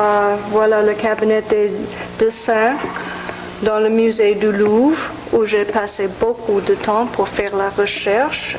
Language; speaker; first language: French; non-native, fluent; English